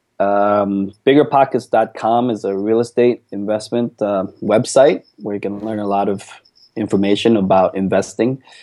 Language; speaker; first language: English; early bilingual, other home language; Korean